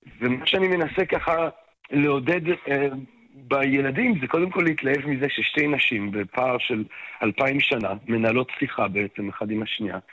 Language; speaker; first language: Hebrew; non-native, fluent; French